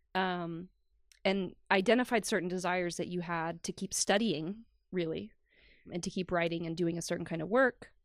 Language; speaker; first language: English; native; English